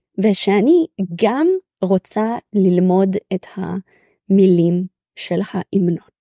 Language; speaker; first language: Hebrew; early bilingual, other home language; Russian